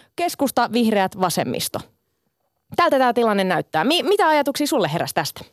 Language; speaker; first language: Finnish; early bilingual, other home language; Sinhala